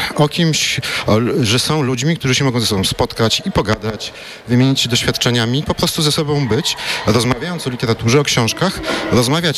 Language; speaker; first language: Polish; native; Polish